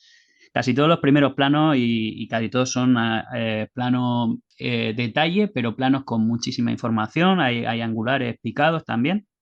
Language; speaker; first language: Spanish; native; Spanish